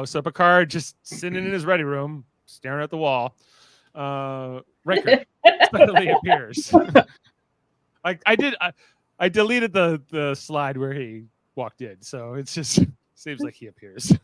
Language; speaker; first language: English; native; English